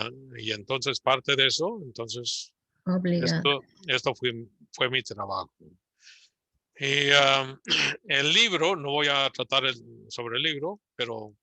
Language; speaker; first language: Spanish; early bilingual, heritage; Spanish